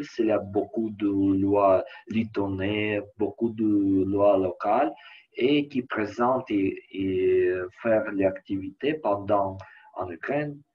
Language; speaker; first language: French; non-native, learner; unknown